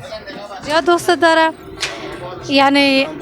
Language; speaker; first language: Persian; native; Persian